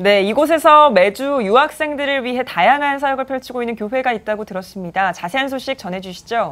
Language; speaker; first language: Korean; native; Korean